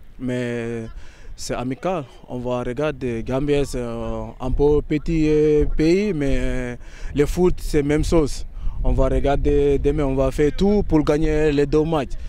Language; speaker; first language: French; non-native, learner; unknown